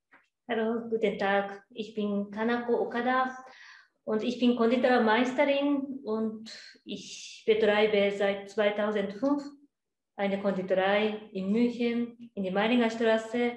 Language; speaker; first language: German; non-native, learner; Japanese